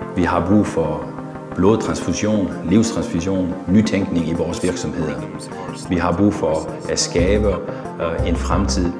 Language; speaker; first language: Danish; non-native, fluent; French